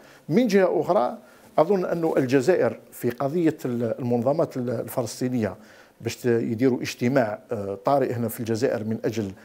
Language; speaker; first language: Arabic; native; Arabic